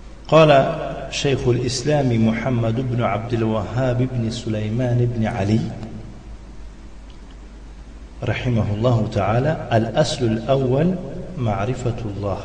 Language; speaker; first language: Arabic; non-native, fluent; Tajik